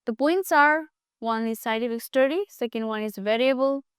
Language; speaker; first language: English; non-native, local second language; Nepali